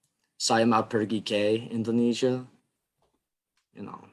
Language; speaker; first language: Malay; non-native, learner; English